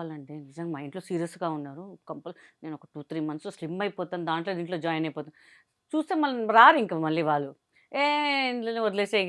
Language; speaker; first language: Telugu; non-native, local second language; Hindi